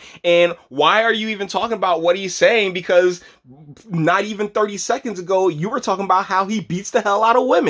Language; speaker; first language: English; native; English